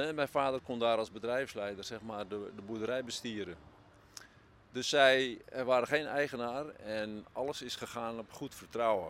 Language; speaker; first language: Dutch; native; Dutch